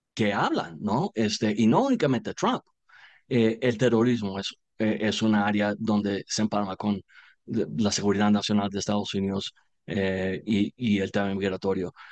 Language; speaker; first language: Spanish; non-native, fluent; English